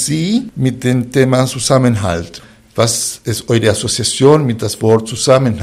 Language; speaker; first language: German; non-native, fluent; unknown